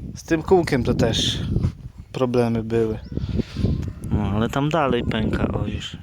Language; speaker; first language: Polish; native; Polish